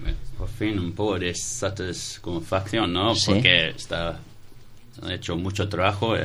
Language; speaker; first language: Spanish; non-native, learner; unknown